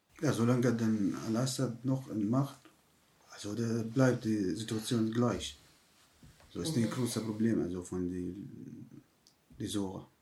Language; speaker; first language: German; non-native, learner; Arabic